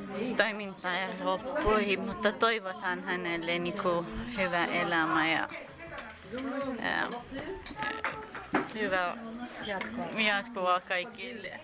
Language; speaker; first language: Finnish; non-native, learner; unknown